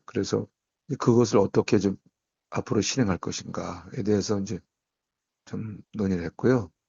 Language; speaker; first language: Korean; native; Korean